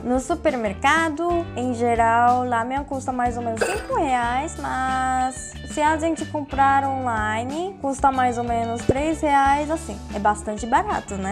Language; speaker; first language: Portuguese; non-native, fluent; Korean